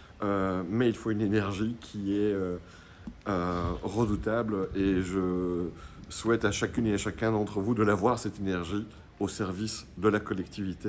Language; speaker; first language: French; native; French